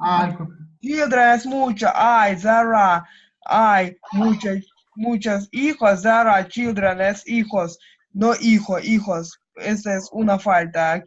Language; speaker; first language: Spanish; non-native, learner; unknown